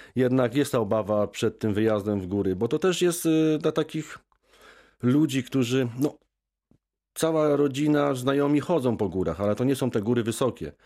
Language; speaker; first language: Polish; native; Polish